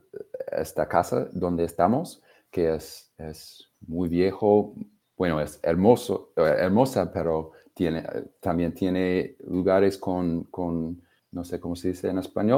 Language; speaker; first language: Spanish; non-native, fluent; English